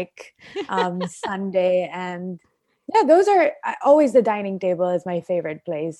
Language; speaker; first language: English; non-native, local second language; Filipino